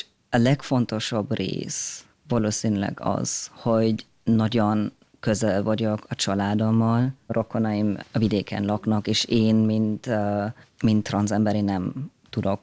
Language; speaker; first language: Hungarian; non-native, fluent; German